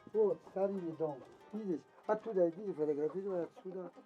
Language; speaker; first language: Russian; non-native, learner; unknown